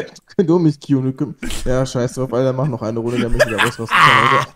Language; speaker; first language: German; native; German